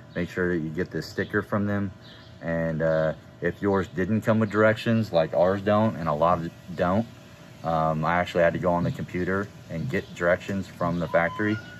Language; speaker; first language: English; native; English